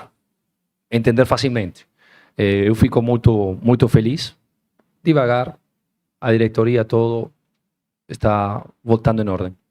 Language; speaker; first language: Portuguese; non-native, learner; Spanish